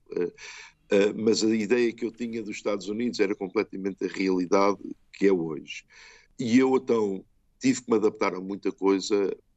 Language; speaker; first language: Portuguese; early bilingual, heritage; Portuguese